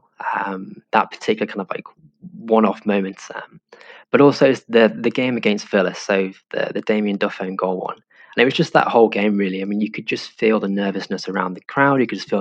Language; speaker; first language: English; native; English